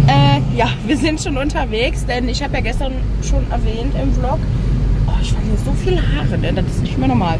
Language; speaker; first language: German; native; German